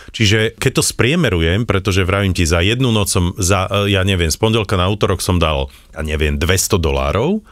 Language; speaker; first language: Slovak; native; Slovak